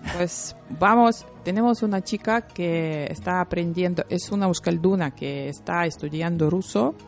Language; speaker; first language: Spanish; non-native, learner; Lithuanian